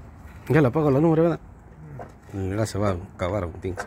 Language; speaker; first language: Spanish; native; Spanish